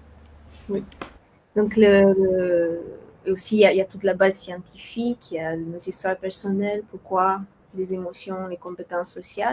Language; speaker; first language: French; non-native, fluent; Romanian